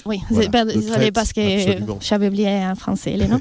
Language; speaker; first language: French; non-native, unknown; Spanish